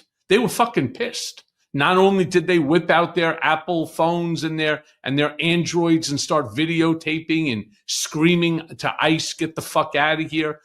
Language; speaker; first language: English; native; English